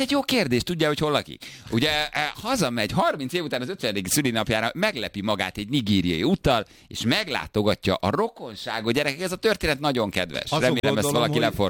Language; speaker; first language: Hungarian; native; Hungarian